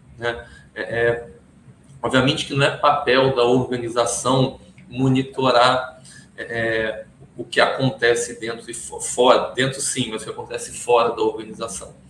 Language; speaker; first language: Portuguese; early bilingual, other home language; Hebrew